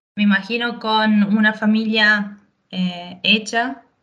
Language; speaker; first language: Spanish; native; Spanish